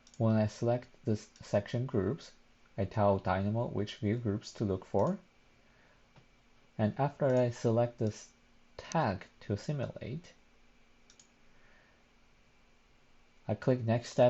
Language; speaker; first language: English; non-native, fluent; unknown